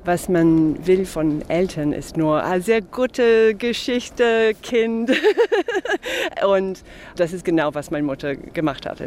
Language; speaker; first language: German; non-native, fluent; English